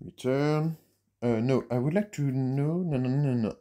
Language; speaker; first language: English; non-native, learner; French